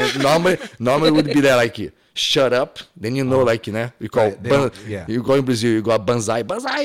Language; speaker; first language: English; non-native, fluent; Portuguese